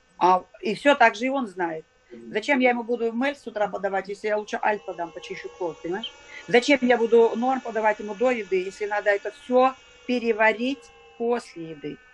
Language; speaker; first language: Russian; native; Russian